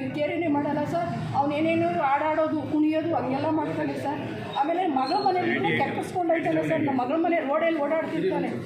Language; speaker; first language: Kannada; native; Kannada